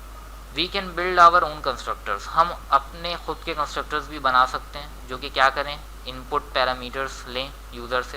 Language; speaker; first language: Hindi; native; Hindi